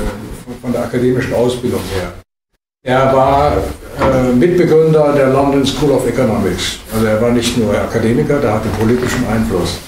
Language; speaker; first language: German; native; German